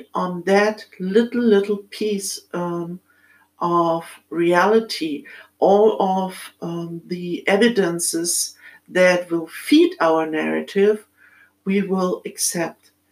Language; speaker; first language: English; non-native, fluent; German